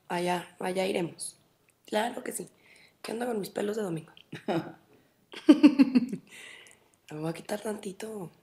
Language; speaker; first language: Spanish; native; Spanish